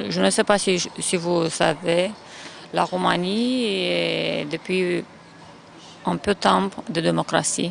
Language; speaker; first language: French; non-native, fluent; Romanian